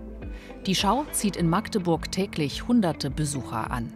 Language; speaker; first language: German; native; German